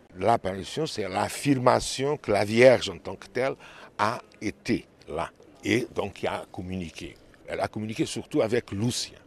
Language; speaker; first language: French; non-native, fluent; Portuguese